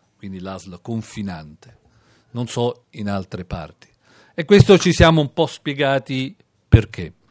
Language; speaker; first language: Italian; native; Italian